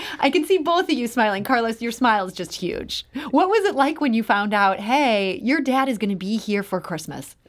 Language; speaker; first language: English; native; English